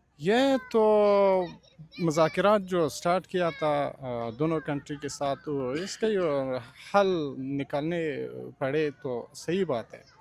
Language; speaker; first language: Urdu; non-native, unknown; Persian